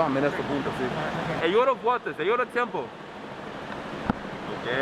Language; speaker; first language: Spanish; non-native, learner; English